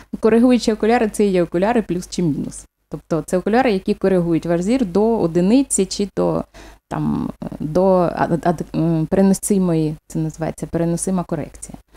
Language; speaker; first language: Ukrainian; non-native, local second language; Russian